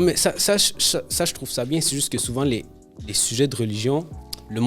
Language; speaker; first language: French; native; French